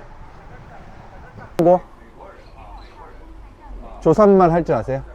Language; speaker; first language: Korean; native; Korean